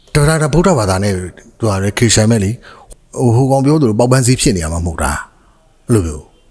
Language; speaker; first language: Burmese; native; Burmese